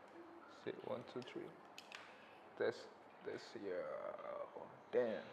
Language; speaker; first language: English; non-native, learner; Indonesian